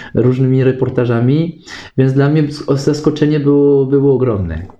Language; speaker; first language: Polish; non-native, fluent; French